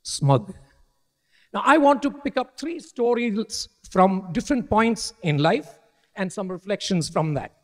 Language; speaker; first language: English; non-native, local second language; Malayalam